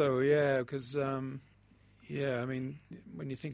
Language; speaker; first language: English; native; English